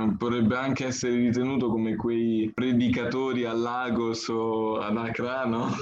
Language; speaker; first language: Italian; early bilingual, other home language; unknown